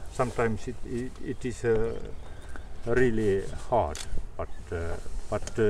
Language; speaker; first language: English; non-native, learner; Estonian